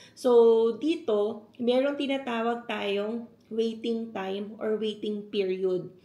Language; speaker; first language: Filipino; native; Filipino